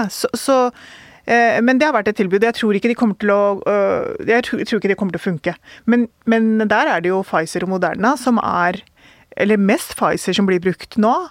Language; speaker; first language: Norwegian; early bilingual, other home language; Urdu